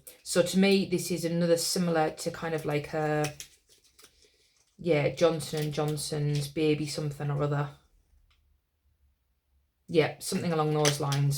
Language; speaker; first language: English; native; English